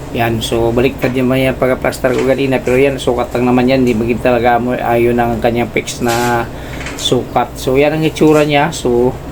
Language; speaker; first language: Filipino; non-native, local second language; Cebuano